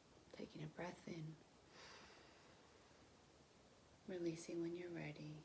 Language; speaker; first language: English; native; English